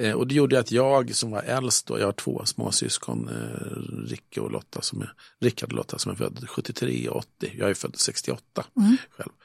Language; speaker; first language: Swedish; native; Swedish